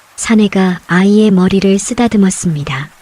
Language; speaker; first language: Korean; native; Korean